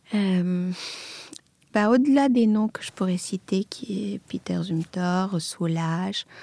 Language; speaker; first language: French; non-native, fluent; Serbian